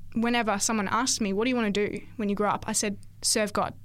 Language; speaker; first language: English; native; English